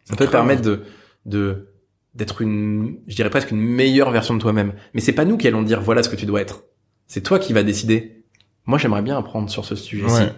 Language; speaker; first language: French; native; French